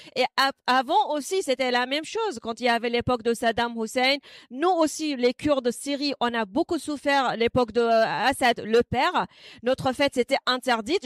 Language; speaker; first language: French; non-native, fluent; Kurdish